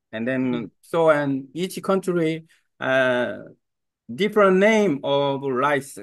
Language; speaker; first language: English; non-native, learner; Korean